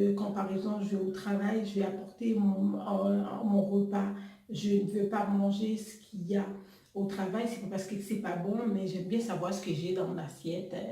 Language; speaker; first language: French; non-native, local second language; Haitian Creole